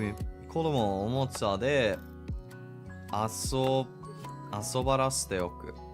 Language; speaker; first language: Japanese; non-native, learner; English